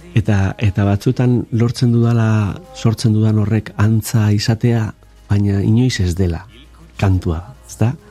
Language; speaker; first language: Basque; native; Basque